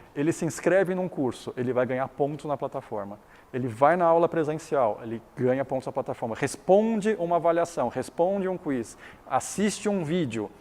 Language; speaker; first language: Portuguese; early bilingual, other home language; Chinese